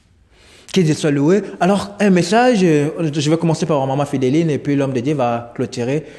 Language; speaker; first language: French; non-native, local second language; Lingala